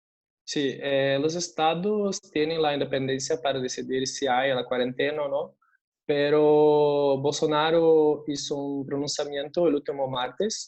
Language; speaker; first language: Spanish; non-native, fluent; Portuguese